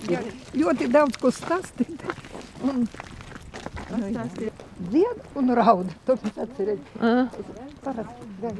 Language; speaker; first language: Latvian; non-native, learner; Russian